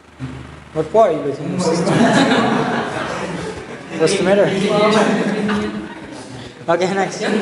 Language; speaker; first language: English; non-native, learner; Indonesian